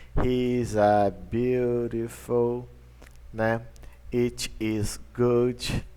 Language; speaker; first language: English; non-native, learner; Portuguese